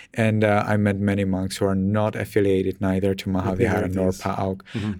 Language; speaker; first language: English; non-native, fluent; Czech